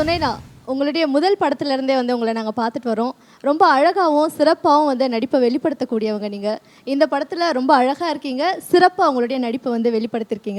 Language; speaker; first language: Tamil; native; Tamil